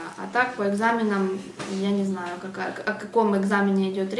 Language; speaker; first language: Russian; native; Russian